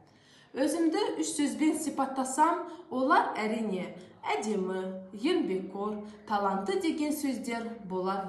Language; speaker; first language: Kazakh; non-native, local second language; Azerbaijani